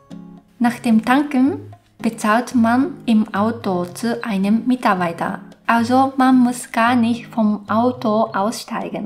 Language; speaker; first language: German; non-native, fluent; Japanese